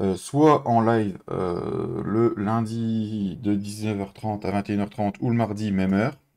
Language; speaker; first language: French; native; French